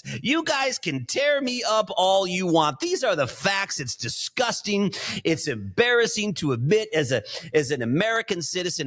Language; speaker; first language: English; native; English